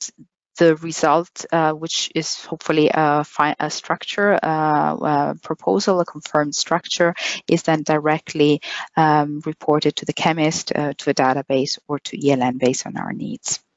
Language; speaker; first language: English; non-native, fluent; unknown